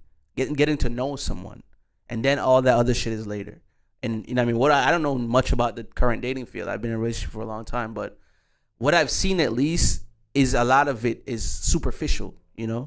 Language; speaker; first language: English; native; English